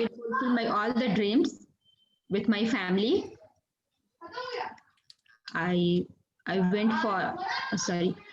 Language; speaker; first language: English; non-native, learner; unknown